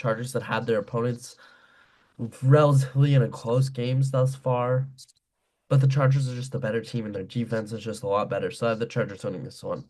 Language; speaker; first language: English; native; English